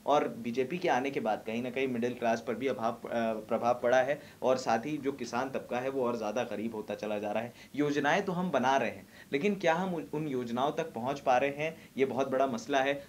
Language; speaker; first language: Hindi; native; Hindi